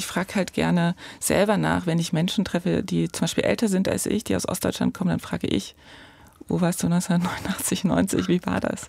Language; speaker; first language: German; native; German